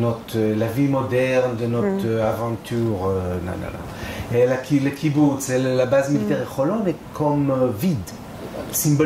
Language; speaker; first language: French; non-native, fluent; Hebrew